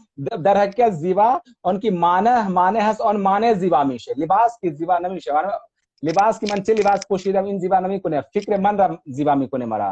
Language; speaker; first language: Persian; non-native, fluent; Hindi